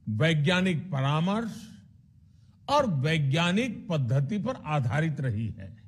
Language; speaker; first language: Hindi; non-native, local second language; Gujarati